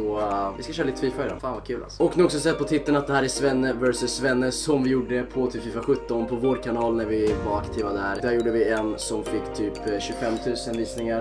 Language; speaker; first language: Swedish; native; Swedish